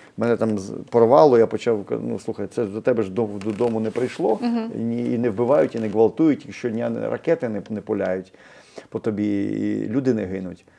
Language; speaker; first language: Ukrainian; native; Ukrainian